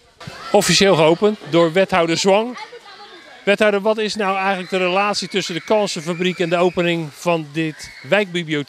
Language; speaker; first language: Dutch; native; Dutch